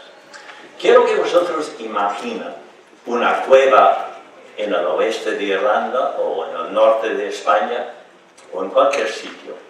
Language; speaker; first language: Spanish; non-native, fluent; English